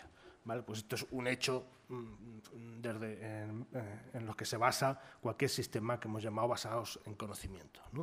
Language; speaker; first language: Spanish; native; Spanish